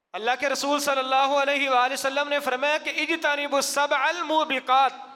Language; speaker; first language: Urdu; non-native, local second language; Punjabi